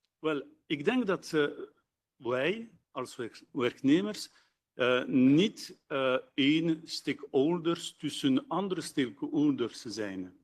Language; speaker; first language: Dutch; non-native, local second language; French